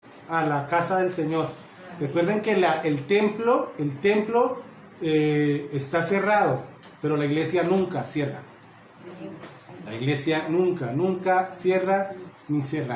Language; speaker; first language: Spanish; native; Spanish